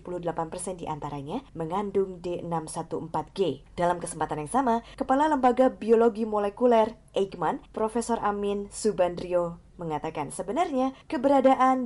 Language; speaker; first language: Indonesian; native; Indonesian